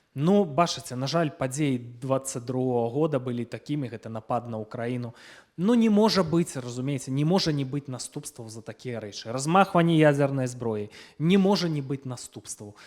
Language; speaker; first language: Belarusian; non-native, local second language; Russian